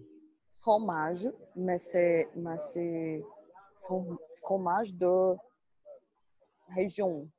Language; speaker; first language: French; non-native, learner; Portuguese